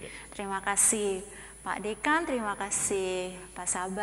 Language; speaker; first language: Indonesian; native; Indonesian